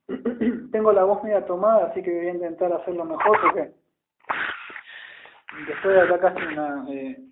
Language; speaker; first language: Spanish; native; Spanish